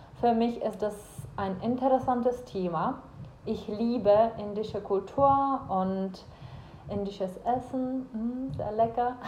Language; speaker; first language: German; non-native, fluent; Czech